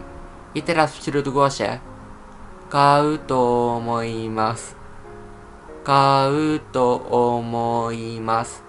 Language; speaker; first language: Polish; non-native, fluent; Japanese